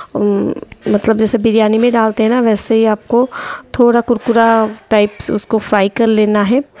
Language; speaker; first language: Hindi; non-native, local second language; Odia